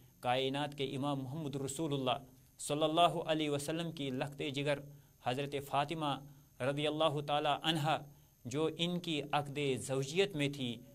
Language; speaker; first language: Urdu; non-native, local second language; Kashmiri